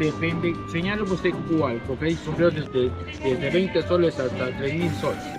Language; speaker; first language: Spanish; native; Spanish